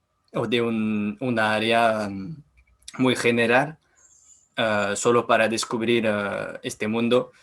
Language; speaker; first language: Spanish; non-native, learner; French